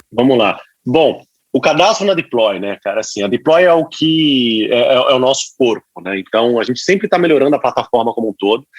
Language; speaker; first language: Portuguese; native; Portuguese